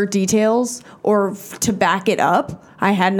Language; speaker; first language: English; native; English